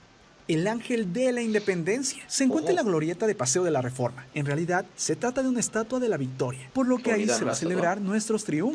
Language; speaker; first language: Spanish; native; Spanish